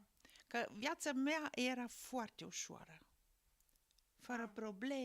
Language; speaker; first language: Romanian; non-native, fluent; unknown